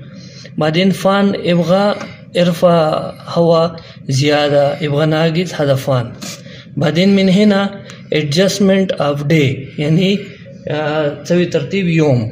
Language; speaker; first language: Arabic; non-native, learner; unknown